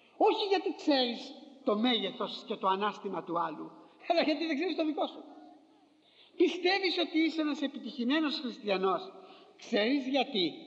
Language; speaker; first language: Greek; native; Greek